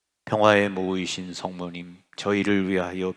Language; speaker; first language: Korean; native; Korean